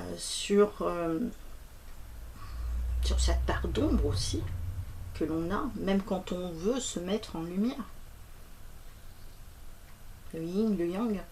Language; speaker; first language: French; native; French